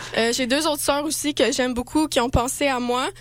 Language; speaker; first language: French; native; French